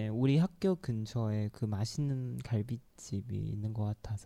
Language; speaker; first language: Korean; non-native, local second language; Chinese